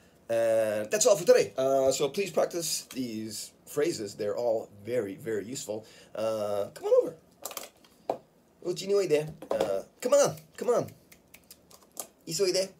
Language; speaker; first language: English; native; English